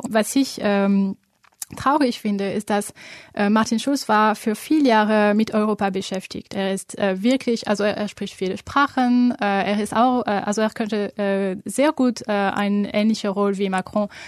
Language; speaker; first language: German; non-native, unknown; French